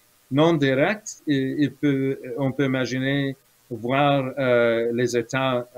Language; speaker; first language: French; non-native, fluent; English